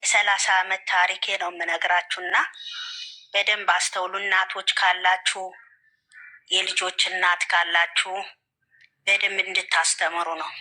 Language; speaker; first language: Amharic; native; Amharic